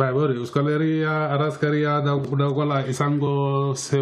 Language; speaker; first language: Basque; non-native, local second language; Spanish